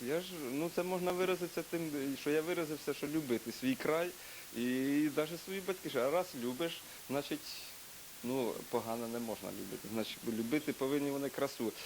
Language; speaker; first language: Ukrainian; native; Ukrainian